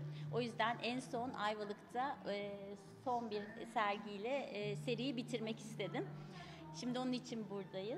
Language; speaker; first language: Turkish; native; Turkish